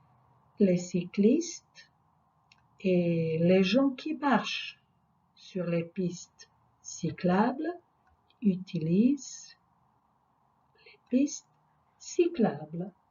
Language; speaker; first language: French; non-native, fluent; Croatian